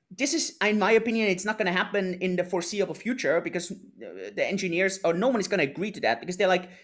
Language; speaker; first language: English; non-native, fluent; German